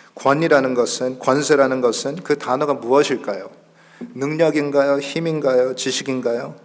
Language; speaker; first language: Korean; early bilingual, heritage; Korean